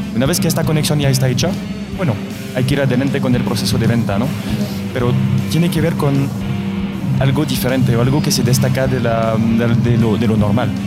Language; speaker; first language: Spanish; non-native, fluent; French